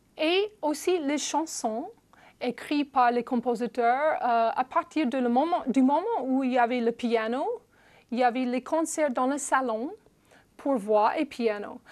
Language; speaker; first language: French; non-native, fluent; English